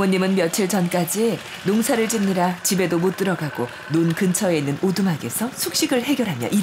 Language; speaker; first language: Korean; native; Korean